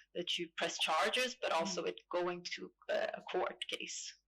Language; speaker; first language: English; non-native, fluent; Swedish